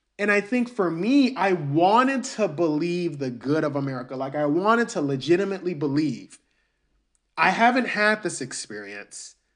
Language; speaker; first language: English; early bilingual, other home language; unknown